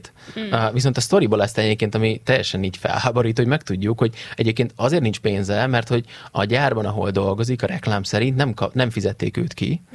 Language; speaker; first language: Hungarian; native; Hungarian